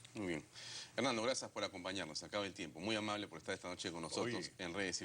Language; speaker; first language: Spanish; native; Spanish